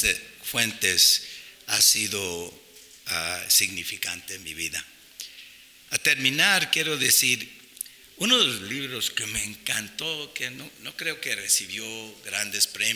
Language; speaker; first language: Spanish; non-native, fluent; English